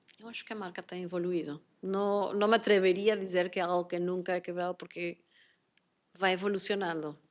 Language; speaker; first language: Portuguese; non-native, fluent; Spanish